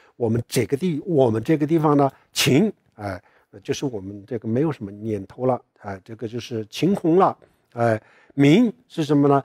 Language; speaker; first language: Chinese; non-native, local second language; Tibetan